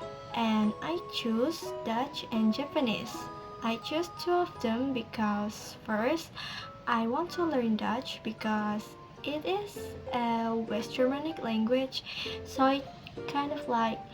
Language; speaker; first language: English; non-native, learner; Indonesian